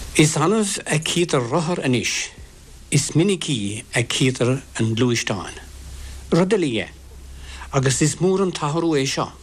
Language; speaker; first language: Irish; native; Irish